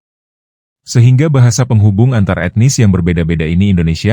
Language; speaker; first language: Indonesian; native; Indonesian